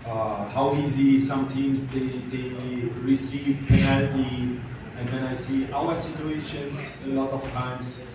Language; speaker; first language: English; non-native, fluent; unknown